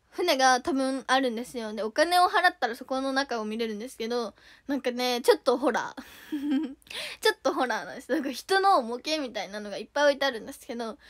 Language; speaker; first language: Japanese; native; Japanese